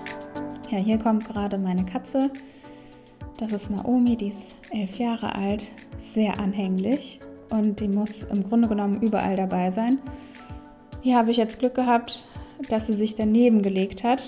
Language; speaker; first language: German; native; German